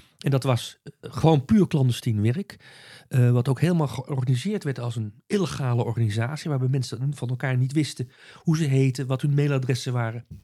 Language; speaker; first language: Dutch; native; Dutch